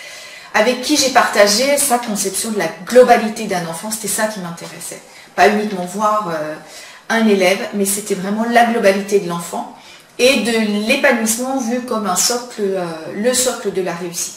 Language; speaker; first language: French; native; French